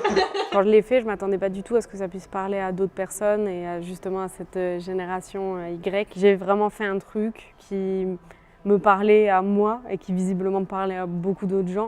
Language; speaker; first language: French; native; French